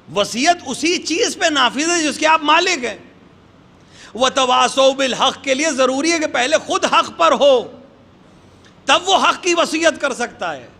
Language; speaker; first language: Urdu; native; Urdu